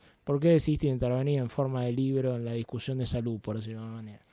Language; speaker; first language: Spanish; native; Spanish